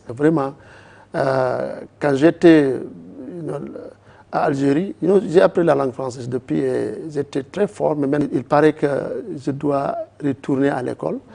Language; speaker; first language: French; non-native, learner; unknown